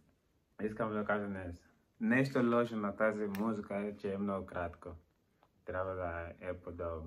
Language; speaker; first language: Bulgarian; non-native, learner; Portuguese